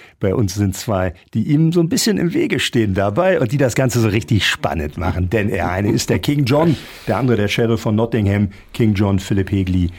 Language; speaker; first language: German; native; German